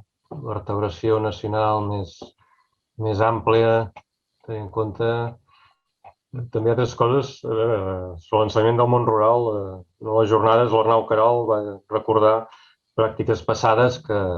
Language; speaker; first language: Catalan; native; Catalan